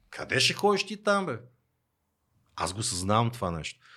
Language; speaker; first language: Bulgarian; native; Bulgarian